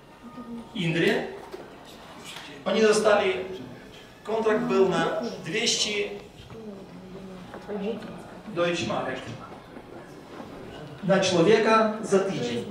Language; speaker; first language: Polish; non-native, fluent; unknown